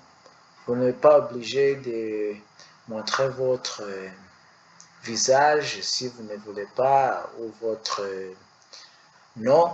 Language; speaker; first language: French; non-native, learner; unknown